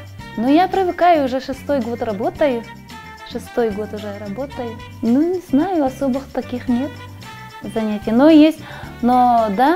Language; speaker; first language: Russian; non-native, local second language; Yakut